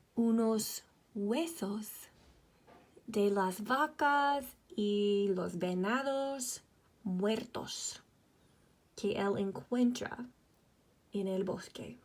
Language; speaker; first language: Spanish; non-native, fluent; English